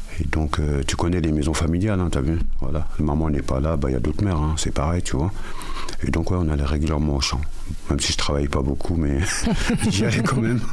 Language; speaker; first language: French; early bilingual, other home language; Mandingo